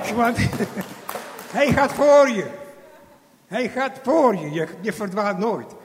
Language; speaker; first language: Dutch; non-native, fluent; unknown